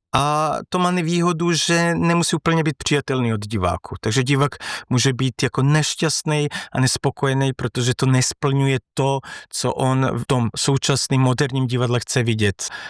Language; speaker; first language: Czech; non-native, fluent; Serbian